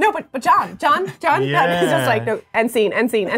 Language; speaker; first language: English; native; English